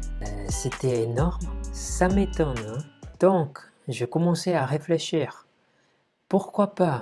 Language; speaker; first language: French; non-native, fluent; Chinese